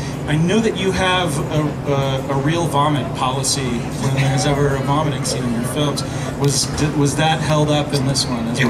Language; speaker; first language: English; native; English